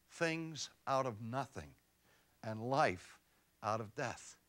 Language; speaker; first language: English; native; English